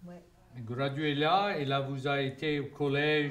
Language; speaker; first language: French; native; French